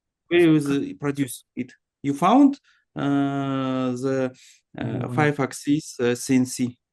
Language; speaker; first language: English; non-native, learner; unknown